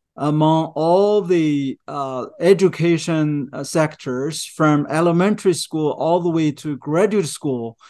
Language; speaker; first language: English; non-native, fluent; Chinese